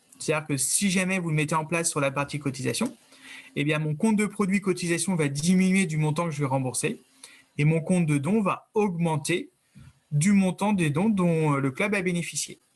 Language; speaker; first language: French; native; French